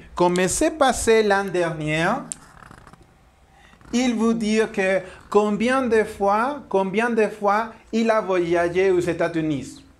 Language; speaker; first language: French; non-native, learner; Spanish